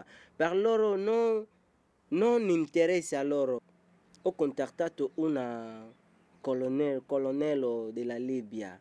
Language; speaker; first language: Italian; non-native, learner; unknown